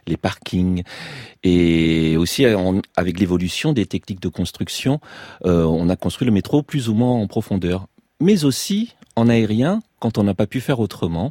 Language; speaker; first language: French; native; French